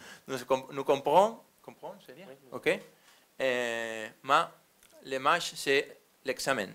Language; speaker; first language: French; non-native, learner; Spanish